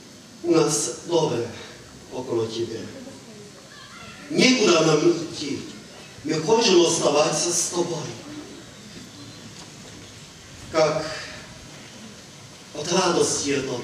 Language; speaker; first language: Ukrainian; non-native, local second language; Hungarian